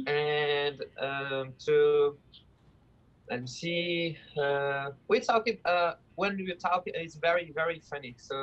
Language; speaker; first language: English; non-native, learner; Portuguese